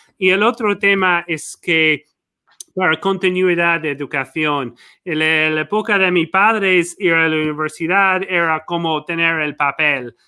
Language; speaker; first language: Spanish; non-native, fluent; English